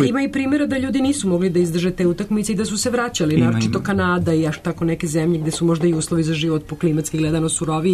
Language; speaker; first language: Serbian; native; Serbian